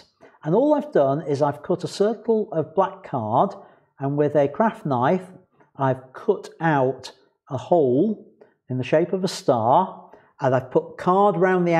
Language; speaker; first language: English; native; English